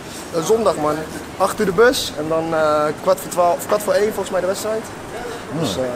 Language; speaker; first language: Dutch; native; Dutch